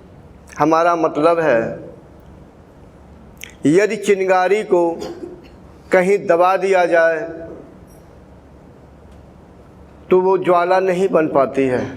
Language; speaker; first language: Hindi; native; Hindi